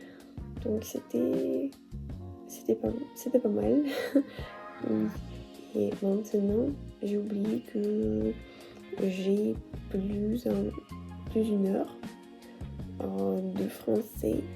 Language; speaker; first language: French; non-native, learner; Russian